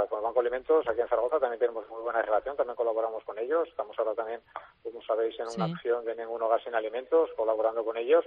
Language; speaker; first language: Spanish; native; Spanish